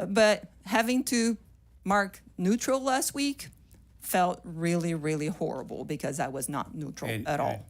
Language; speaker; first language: English; non-native, fluent; Portuguese